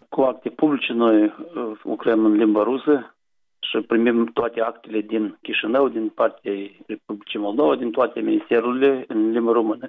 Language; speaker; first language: Romanian; non-native, local second language; Gagauz